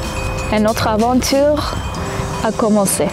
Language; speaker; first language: French; non-native, fluent; Kurdish